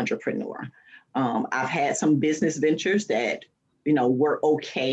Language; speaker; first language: English; native; English